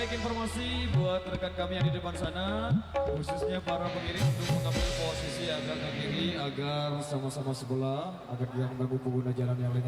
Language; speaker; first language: Indonesian; non-native, local second language; Sasak